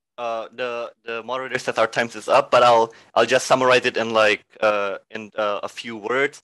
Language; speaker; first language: English; non-native, fluent; Indonesian